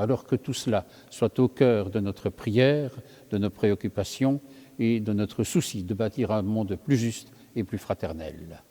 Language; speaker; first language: French; native; French